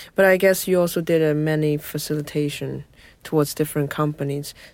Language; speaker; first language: English; non-native, fluent; Chinese